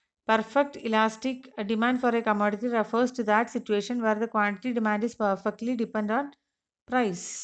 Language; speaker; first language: English; non-native, local second language; Malayalam